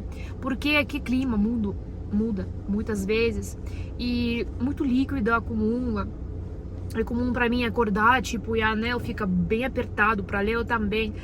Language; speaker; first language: Portuguese; non-native, learner; Russian